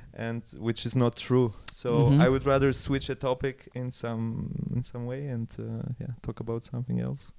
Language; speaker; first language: English; non-native, fluent; Polish